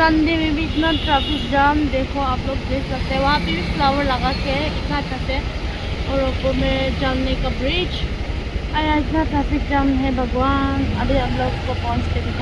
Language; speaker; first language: Hindi; non-native, local second language; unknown